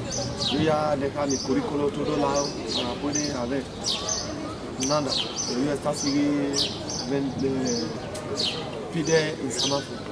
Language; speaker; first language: Spanish; non-native, learner; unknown